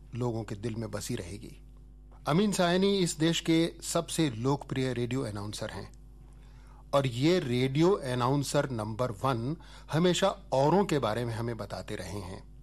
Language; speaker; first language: Hindi; native; Hindi